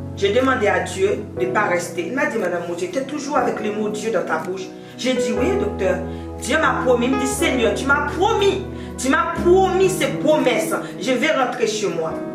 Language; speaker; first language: French; non-native, local second language; Haitian Creole